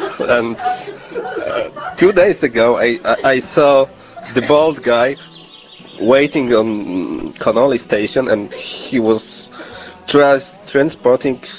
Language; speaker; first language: English; non-native, learner; Polish